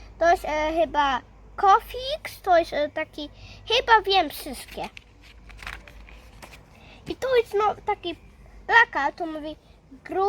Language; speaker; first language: Polish; early bilingual, heritage; Polish